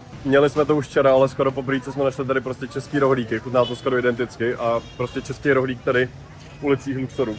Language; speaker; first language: Czech; native; Czech